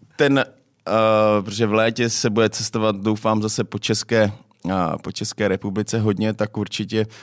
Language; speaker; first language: Czech; native; Czech